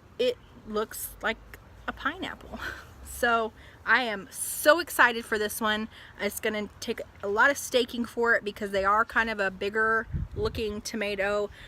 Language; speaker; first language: English; native; English